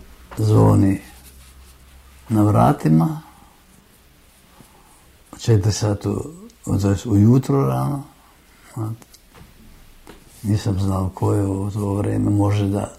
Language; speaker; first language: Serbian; non-native, fluent; German